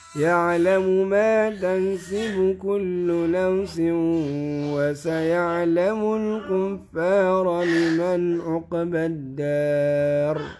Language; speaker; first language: Arabic; non-native, learner; Indonesian